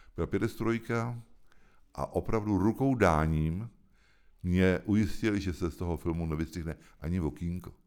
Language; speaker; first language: Czech; native; Czech